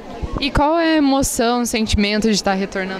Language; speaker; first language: Portuguese; native; Portuguese